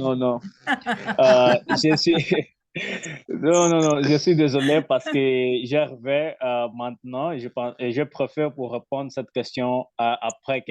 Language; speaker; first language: French; non-native, learner; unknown